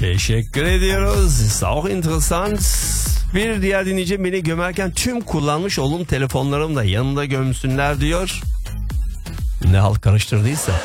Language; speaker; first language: Turkish; early bilingual, heritage; Turkish